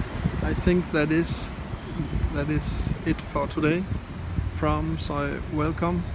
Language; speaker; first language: English; non-native, fluent; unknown